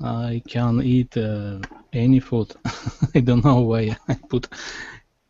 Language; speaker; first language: English; non-native, learner; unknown